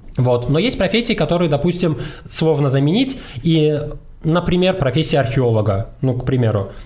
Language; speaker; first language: Russian; non-native, local second language; Tajik